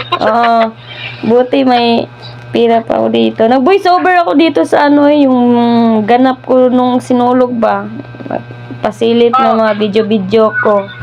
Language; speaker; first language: Filipino; non-native, local second language; Cebuano